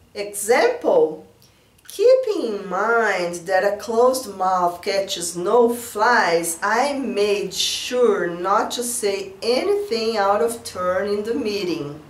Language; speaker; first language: English; non-native, fluent; Portuguese